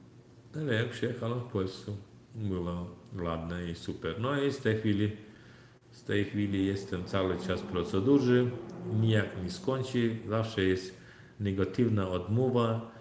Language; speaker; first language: Polish; non-native, learner; Turkmen